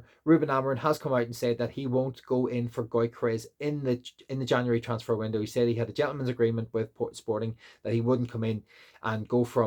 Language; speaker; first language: English; native; English